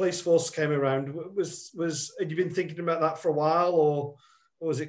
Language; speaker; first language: English; native; English